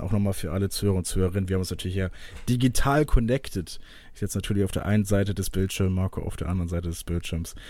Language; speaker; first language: German; native; German